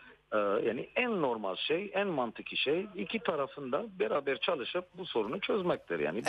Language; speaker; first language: Turkish; non-native, fluent; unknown